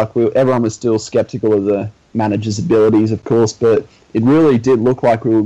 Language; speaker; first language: English; native; English